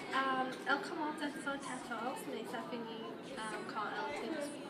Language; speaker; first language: French; non-native, learner; English